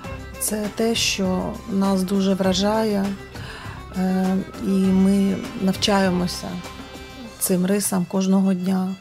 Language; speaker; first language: Ukrainian; non-native, local second language; Russian